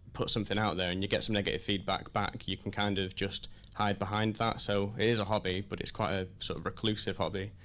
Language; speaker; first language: English; native; English